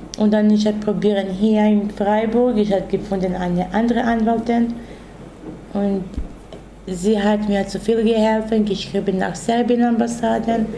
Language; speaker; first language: German; non-native, learner; Romany